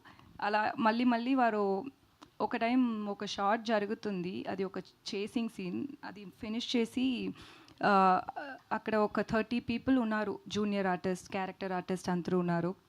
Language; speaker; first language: Telugu; non-native, learner; Tamil